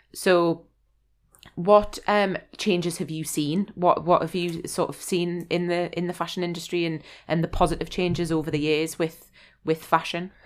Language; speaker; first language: English; native; English